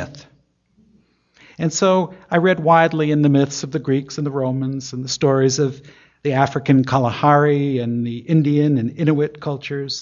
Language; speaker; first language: English; native; English